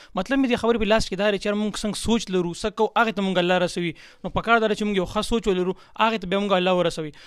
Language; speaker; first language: Pashto; native; Pashto